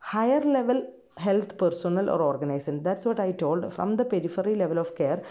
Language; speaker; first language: English; non-native, local second language; Malayalam